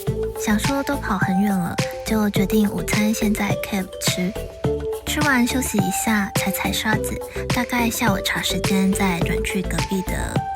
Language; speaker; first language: Chinese; native; Chinese